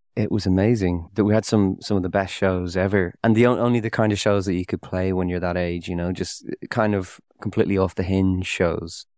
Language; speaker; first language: English; native; English